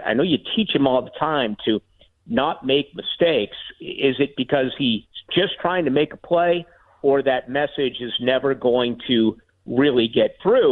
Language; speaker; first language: English; native; English